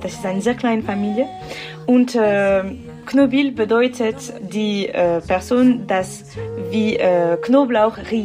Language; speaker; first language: German; non-native, local second language; French